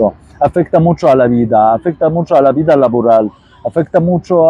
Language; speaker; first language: Spanish; non-native, fluent; Arabic